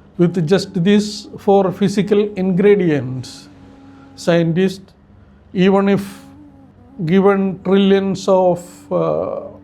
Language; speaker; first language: English; non-native, local second language; Malayalam